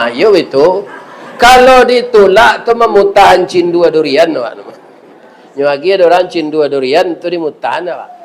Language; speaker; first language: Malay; non-native, local second language; Minangkabau